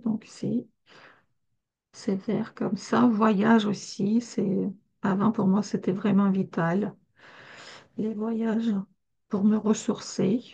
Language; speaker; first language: French; non-native, fluent; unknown